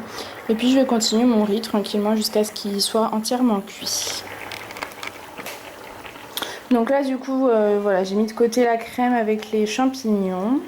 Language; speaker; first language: French; native; French